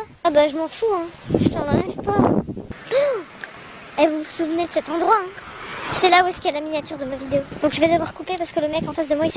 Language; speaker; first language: French; native; French